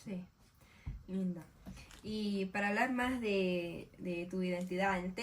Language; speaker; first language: Spanish; non-native, learner; English